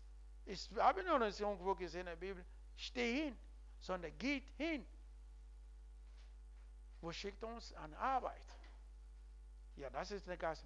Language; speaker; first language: German; non-native, learner; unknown